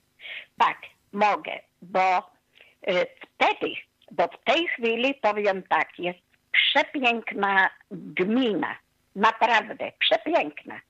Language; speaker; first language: Polish; non-native, fluent; Hungarian